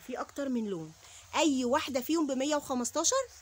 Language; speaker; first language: Arabic; native; Arabic